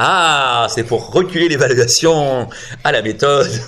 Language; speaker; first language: French; native; French